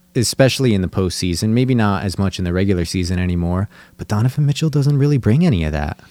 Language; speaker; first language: English; native; English